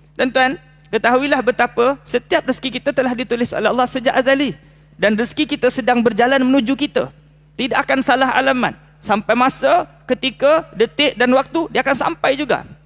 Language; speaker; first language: Malay; native; Malay